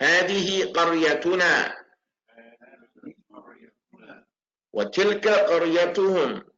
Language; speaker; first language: Arabic; non-native, fluent; English